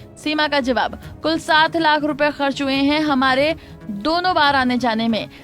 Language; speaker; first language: Hindi; native; Hindi